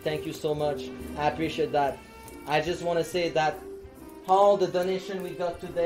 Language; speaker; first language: English; non-native, fluent; French